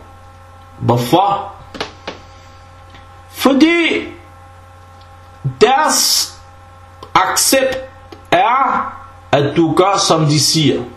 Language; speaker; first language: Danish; early bilingual, other home language; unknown